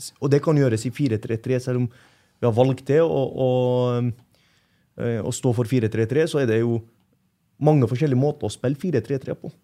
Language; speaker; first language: Norwegian; non-native, fluent; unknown